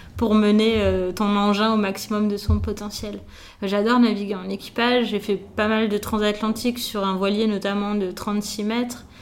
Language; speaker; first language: French; native; French